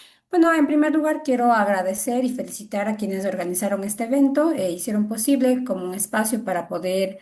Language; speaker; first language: Spanish; native; Spanish